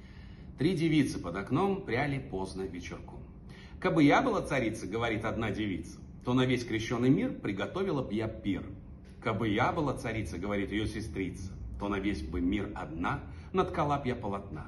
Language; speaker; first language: Russian; native; Russian